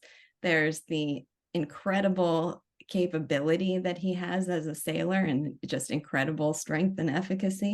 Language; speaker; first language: English; native; English